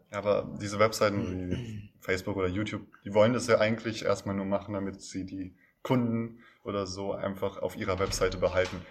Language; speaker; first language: German; native; German